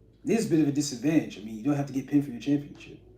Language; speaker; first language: English; native; English